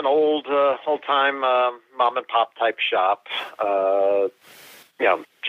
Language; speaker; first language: English; native; English